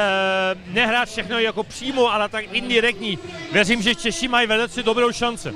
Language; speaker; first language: Czech; early bilingual, heritage; Czech